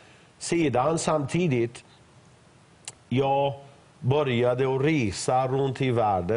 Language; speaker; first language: Swedish; non-native, fluent; Persian